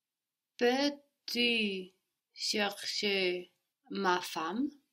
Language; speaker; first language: French; non-native, learner; English